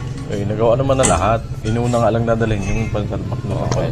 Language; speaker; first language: Filipino; native; Filipino